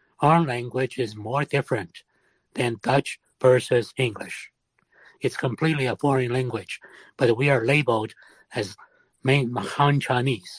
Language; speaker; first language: English; non-native, fluent; Wu Chinese